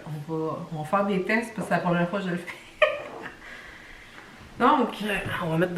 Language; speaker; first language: French; native; French